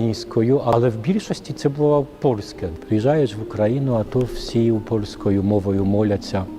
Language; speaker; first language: Ukrainian; non-native, fluent; Polish